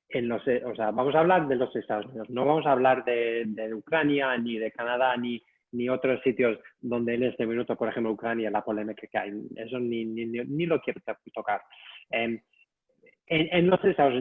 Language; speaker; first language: Spanish; non-native, fluent; English